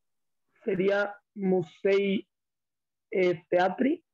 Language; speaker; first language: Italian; non-native, learner; Spanish